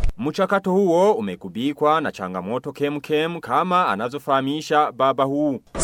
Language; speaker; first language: Swahili; non-native, local second language; Rundi